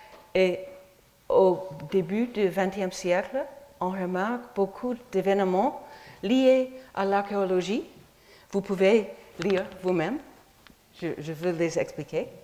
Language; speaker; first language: French; non-native, fluent; English